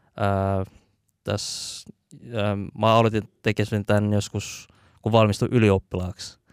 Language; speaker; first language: Finnish; early bilingual, other home language; Vietnamese